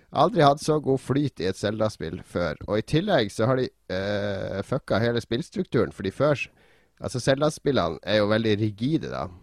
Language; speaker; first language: Norwegian; native; Norwegian